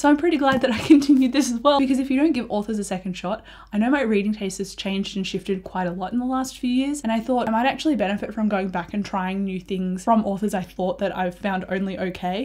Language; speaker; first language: English; native; English